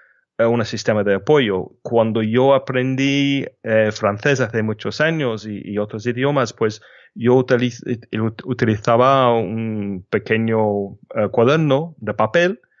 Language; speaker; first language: Spanish; non-native, fluent; English